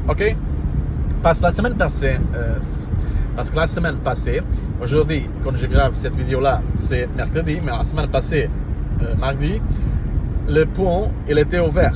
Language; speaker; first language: French; non-native, fluent; Portuguese